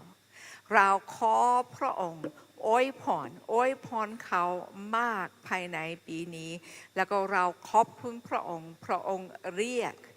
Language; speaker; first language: Thai; non-native, fluent; English